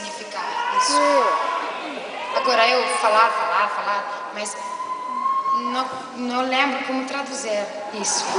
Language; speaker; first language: Portuguese; non-native, learner; Italian